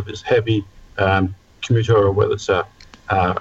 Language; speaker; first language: English; native; English